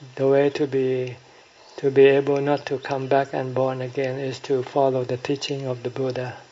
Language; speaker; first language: English; non-native, fluent; Thai